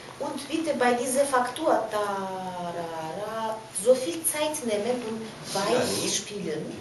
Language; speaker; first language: German; non-native, fluent; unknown